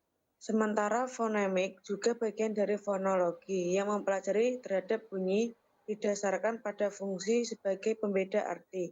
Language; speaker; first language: Indonesian; native; Indonesian